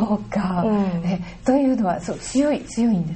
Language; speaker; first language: Japanese; native; Japanese